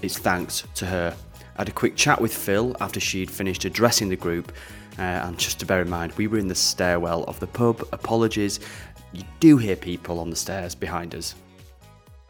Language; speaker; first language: English; native; English